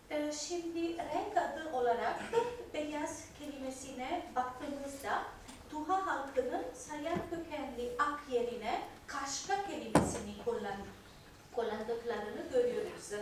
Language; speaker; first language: Turkish; non-native, fluent; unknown